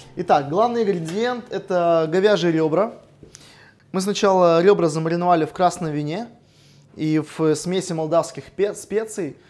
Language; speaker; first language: Russian; non-native, local second language; Romanian